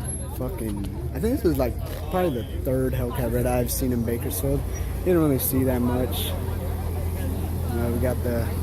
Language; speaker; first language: English; native; English